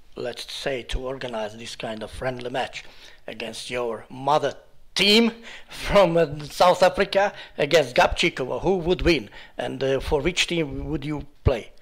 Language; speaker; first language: English; non-native, learner; Hungarian